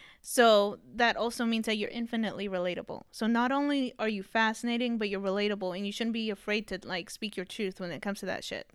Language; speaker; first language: English; early bilingual, other home language; Spanish